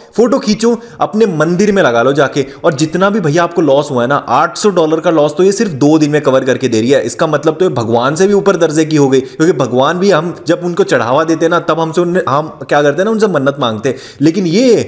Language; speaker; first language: Hindi; native; Hindi